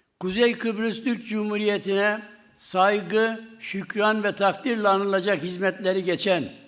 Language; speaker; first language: Turkish; native; Turkish